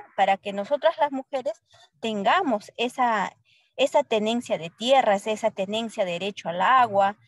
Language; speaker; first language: Spanish; native; Spanish